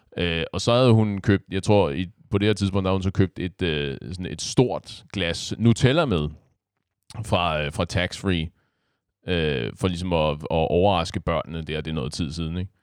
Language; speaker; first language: Danish; native; Danish